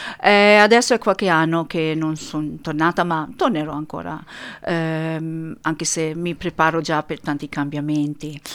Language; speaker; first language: Italian; early bilingual, heritage; Italian